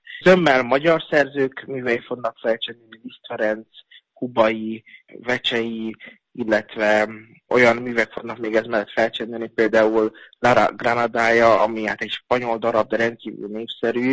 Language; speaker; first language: Hungarian; native; Hungarian